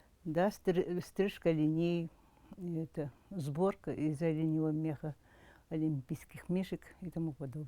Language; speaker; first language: Russian; non-native, local second language; Yakut